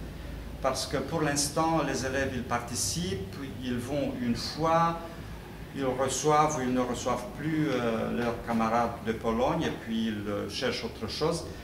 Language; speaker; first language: French; non-native, fluent; Romanian